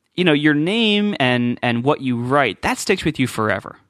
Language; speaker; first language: English; native; English